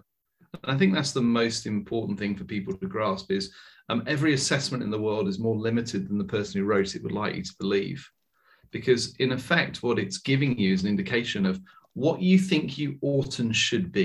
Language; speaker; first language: English; native; English